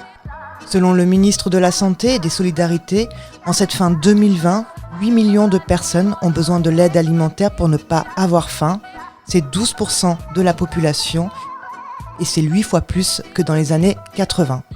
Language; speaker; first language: French; native; French